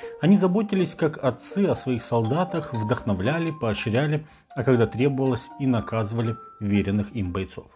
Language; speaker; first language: Russian; native; Russian